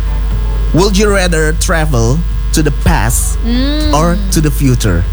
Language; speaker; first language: English; non-native, fluent; Indonesian